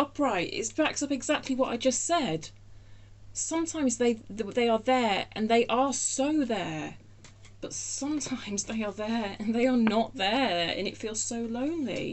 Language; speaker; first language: English; native; English